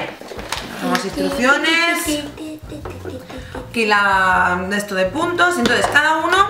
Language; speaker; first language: Spanish; native; Spanish